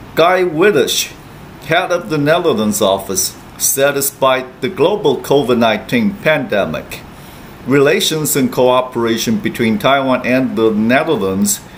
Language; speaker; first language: English; non-native, fluent; Chinese